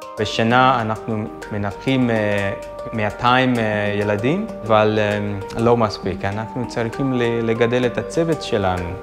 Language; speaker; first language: Hebrew; non-native, fluent; Swahili